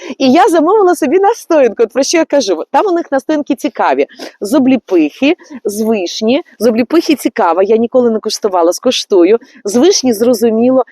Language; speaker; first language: Ukrainian; native; Ukrainian